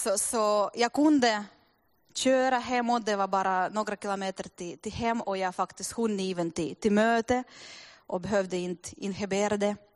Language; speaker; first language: Swedish; non-native, fluent; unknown